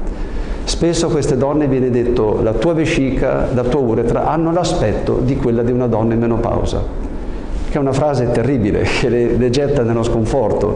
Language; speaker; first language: Italian; native; Italian